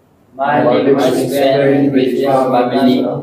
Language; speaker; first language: English; non-native, local second language; Filipino